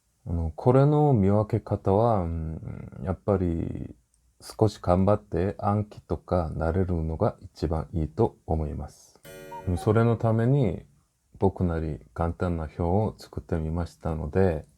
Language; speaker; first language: Japanese; non-native, fluent; Korean